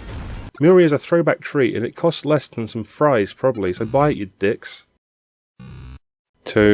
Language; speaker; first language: English; native; English